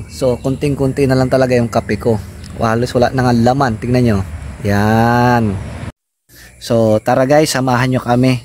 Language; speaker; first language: Filipino; non-native, local second language; Iloko